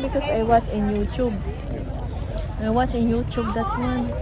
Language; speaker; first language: English; non-native, local second language; Filipino